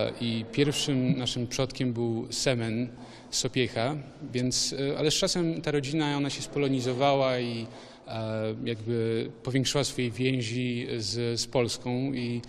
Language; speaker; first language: Polish; early bilingual, heritage; Polish